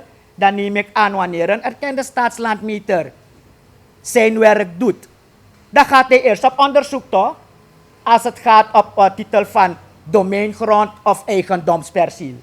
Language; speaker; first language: Dutch; native; Dutch